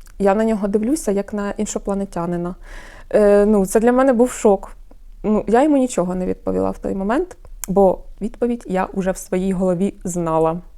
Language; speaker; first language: Ukrainian; non-native, local second language; Russian